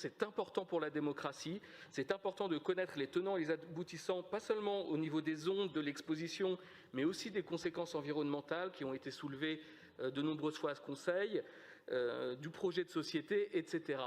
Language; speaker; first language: French; native; French